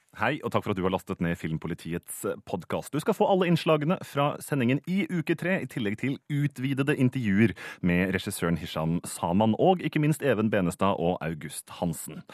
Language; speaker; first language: Norwegian; native; Norwegian